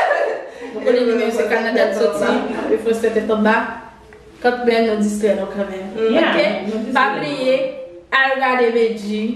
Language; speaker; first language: French; non-native, learner; Haitian Creole